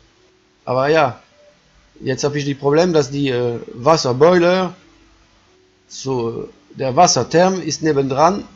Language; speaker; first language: German; non-native, fluent; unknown